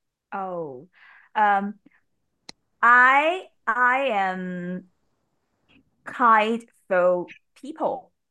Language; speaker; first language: English; non-native, learner; Chinese